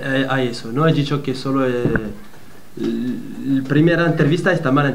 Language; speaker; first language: Spanish; non-native, learner; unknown